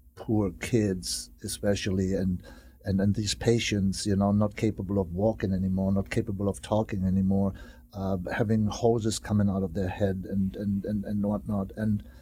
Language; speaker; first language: English; non-native, fluent; German